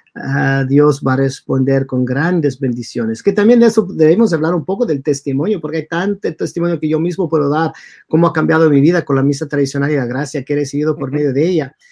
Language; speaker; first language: Spanish; early bilingual, heritage; Spanish